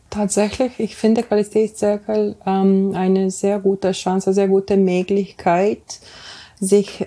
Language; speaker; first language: German; non-native, fluent; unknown